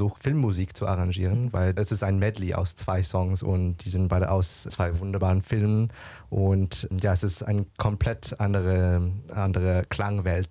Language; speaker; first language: German; non-native, fluent; English